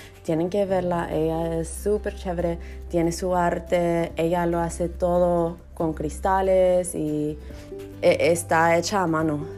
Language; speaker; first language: Spanish; early bilingual, heritage; Spanish